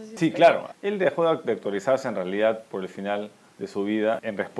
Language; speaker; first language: Spanish; native; Spanish